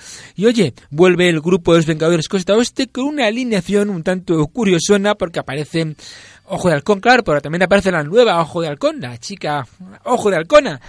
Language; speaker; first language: Spanish; native; Spanish